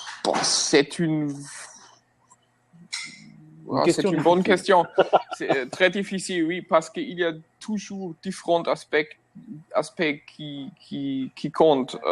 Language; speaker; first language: French; non-native, fluent; German